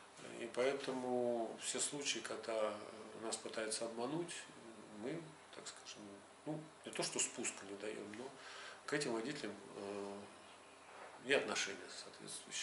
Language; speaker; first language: Russian; native; Russian